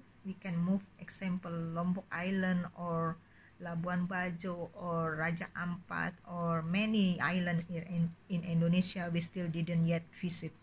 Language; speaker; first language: English; non-native, learner; Indonesian